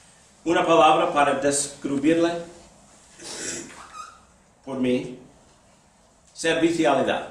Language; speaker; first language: Spanish; non-native, fluent; English